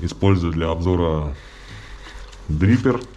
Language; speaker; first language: Russian; native; Russian